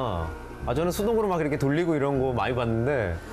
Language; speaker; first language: Korean; native; Korean